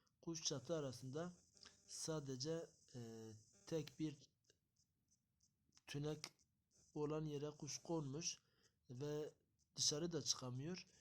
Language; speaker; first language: Turkish; native; Turkish